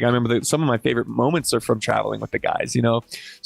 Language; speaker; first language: English; native; English